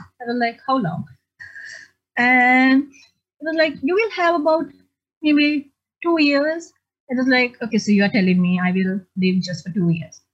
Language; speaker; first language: English; non-native, local second language; Sinhala